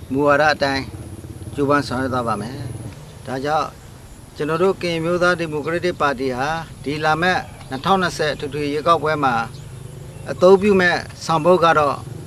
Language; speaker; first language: Burmese; non-native, local second language; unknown